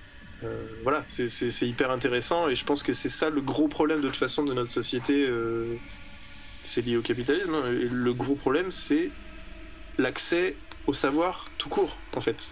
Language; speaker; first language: French; native; French